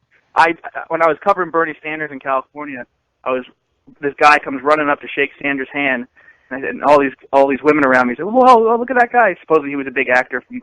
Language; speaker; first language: English; native; English